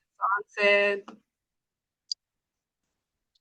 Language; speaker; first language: English; non-native, learner; Spanish